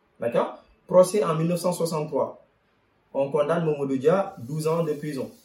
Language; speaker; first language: French; non-native, local second language; Wolof